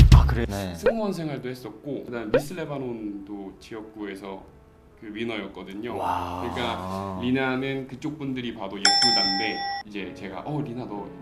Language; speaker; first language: Korean; native; Korean